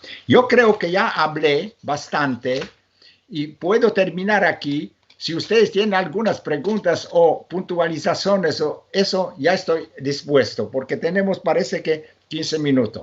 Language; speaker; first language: Spanish; non-native, fluent; Polish